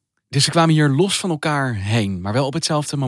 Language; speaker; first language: Dutch; native; Dutch